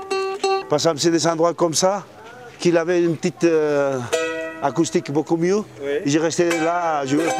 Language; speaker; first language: French; non-native, fluent; Spanish